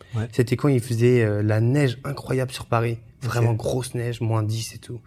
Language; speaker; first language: French; early bilingual, other home language; Chinese